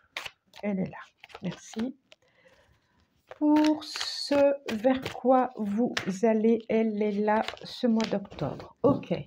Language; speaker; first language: French; native; French